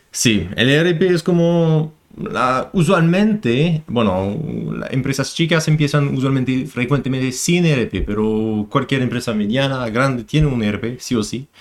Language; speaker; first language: Spanish; non-native, fluent; French